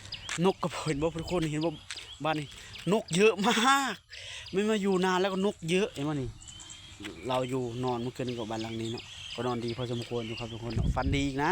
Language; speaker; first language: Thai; non-native, local second language; Northeastern Thai